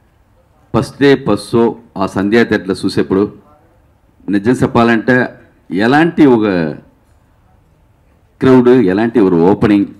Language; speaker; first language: Telugu; non-native, local second language; Tamil